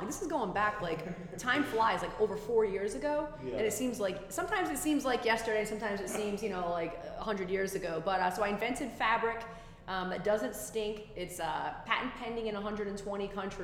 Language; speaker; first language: English; native; English